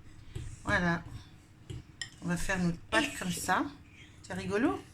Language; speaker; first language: French; native; French